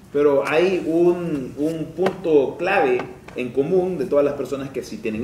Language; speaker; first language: Spanish; native; Spanish